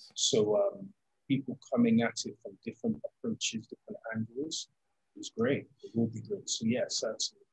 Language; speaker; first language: English; native; English